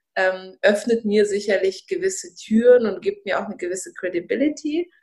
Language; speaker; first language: German; early bilingual, other home language; Russian